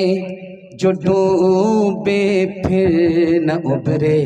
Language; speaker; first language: Hindi; native; Hindi